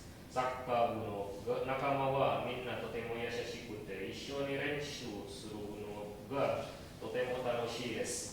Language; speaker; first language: Japanese; non-native, learner; Indonesian